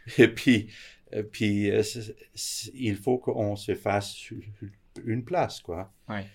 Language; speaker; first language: French; non-native, fluent; Danish